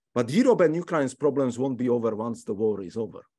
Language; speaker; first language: English; non-native, fluent; Slovak